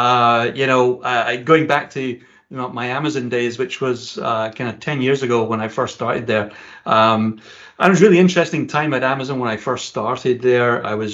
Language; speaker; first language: English; native; English